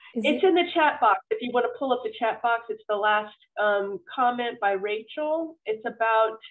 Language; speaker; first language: English; native; English